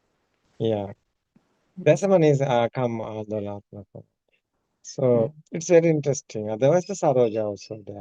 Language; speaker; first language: English; non-native, learner; Sinhala